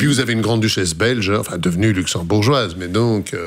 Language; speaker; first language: French; native; French